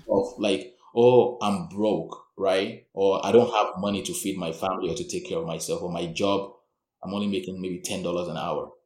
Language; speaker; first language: English; non-native, local second language; Yoruba